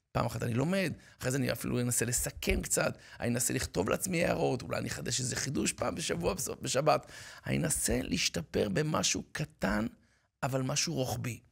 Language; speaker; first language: Hebrew; native; Hebrew